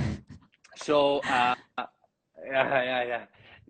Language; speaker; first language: English; non-native, learner; Spanish